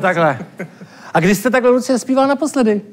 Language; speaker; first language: Czech; native; Czech